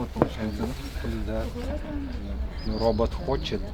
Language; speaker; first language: Russian; non-native, local second language; Yakut